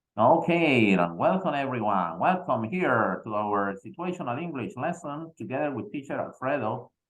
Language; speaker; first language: English; non-native, fluent; Spanish